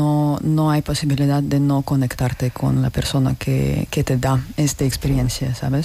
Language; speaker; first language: Spanish; non-native, learner; Russian